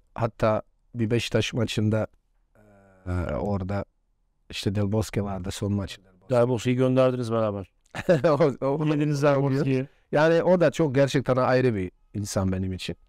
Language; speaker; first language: Turkish; non-native, fluent; Bosnian